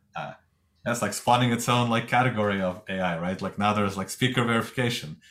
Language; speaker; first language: English; non-native, fluent; Russian